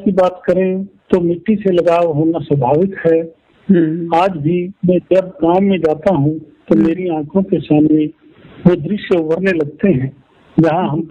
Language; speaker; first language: Hindi; native; Hindi